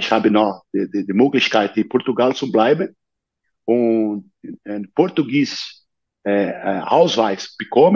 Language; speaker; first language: German; non-native, learner; Portuguese